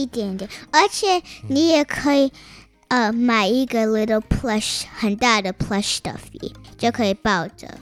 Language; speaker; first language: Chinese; early bilingual, heritage; Chinese